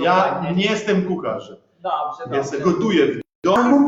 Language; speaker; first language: Polish; non-native, learner; Italian